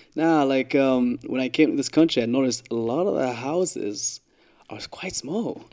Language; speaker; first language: English; early bilingual, other home language; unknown